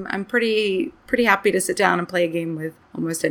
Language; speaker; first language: English; native; English